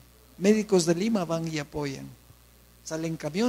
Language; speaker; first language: Spanish; native; Spanish